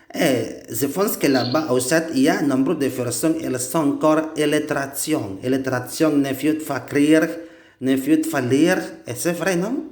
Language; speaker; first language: French; non-native, learner; Indonesian